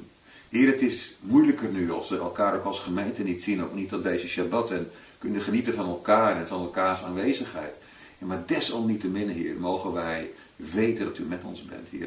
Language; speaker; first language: Dutch; native; Dutch